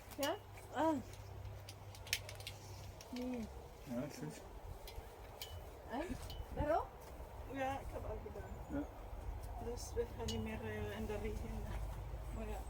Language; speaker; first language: Dutch; non-native, learner; Cebuano